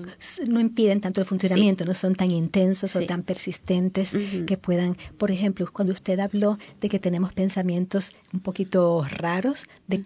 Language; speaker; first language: Spanish; native; Spanish